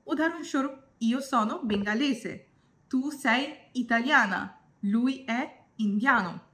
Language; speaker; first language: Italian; non-native, fluent; Bangla